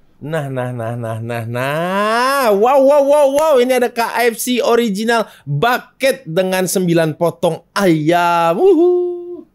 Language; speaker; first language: Indonesian; native; Indonesian